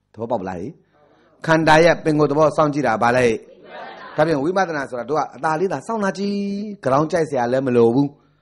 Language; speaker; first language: Burmese; native; Burmese